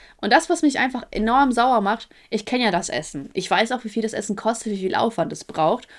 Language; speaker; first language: German; early bilingual, other home language; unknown